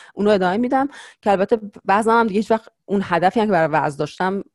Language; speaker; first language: Persian; native; Persian